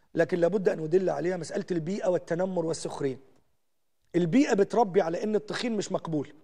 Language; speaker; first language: Arabic; native; Arabic